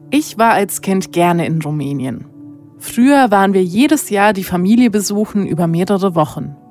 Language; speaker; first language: German; early bilingual, other home language; Romanian